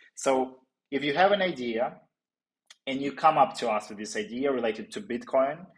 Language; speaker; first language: English; non-native, fluent; Ukrainian